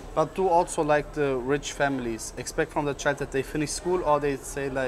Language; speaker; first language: English; non-native, learner; German